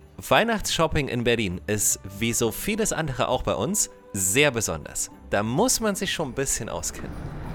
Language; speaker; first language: German; native; German